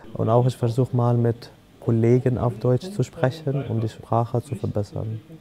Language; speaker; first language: German; non-native, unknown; Arabic